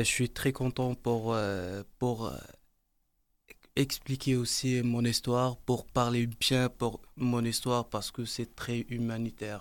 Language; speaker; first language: French; non-native, learner; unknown